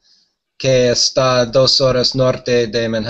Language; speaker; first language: Spanish; non-native, learner; English